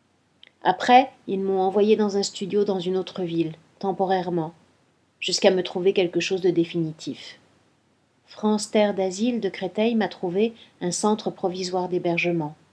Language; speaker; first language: French; non-native, fluent; Spanish